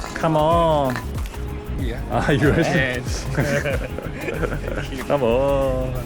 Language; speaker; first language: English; non-native, learner; Korean